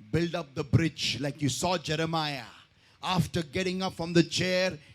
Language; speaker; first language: English; non-native, local second language; Marathi